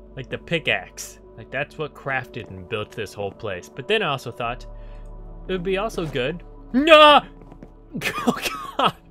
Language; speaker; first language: English; native; English